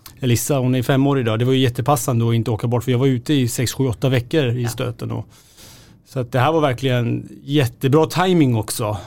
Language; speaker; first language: Swedish; native; Swedish